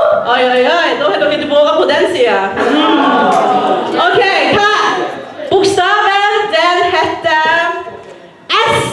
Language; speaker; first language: Norwegian; non-native, fluent; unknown